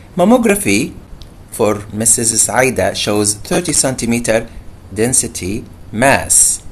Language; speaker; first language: English; non-native, fluent; Arabic